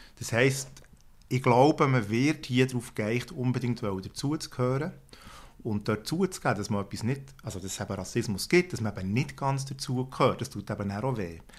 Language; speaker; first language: German; native; German